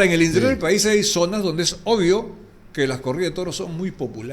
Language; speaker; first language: Spanish; native; Spanish